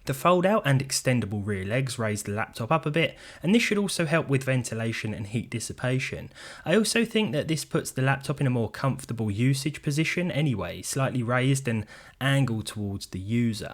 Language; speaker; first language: English; native; English